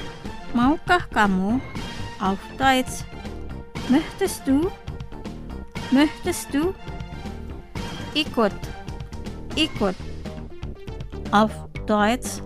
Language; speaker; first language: German; non-native, fluent; Indonesian